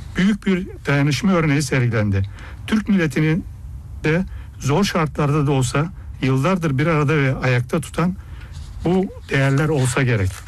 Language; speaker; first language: Turkish; early bilingual, heritage; Turkish